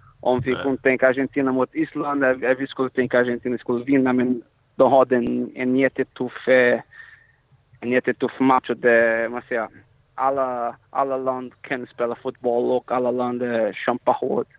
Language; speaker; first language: Swedish; non-native, fluent; Portuguese